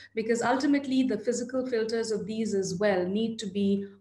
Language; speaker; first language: English; non-native, local second language; Hindi